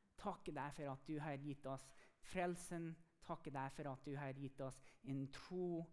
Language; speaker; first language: Norwegian; non-native, fluent; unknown